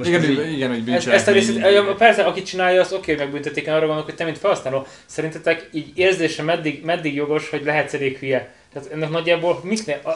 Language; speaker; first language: Hungarian; native; Hungarian